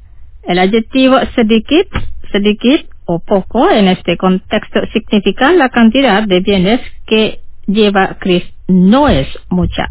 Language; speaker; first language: Spanish; non-native, fluent; Indonesian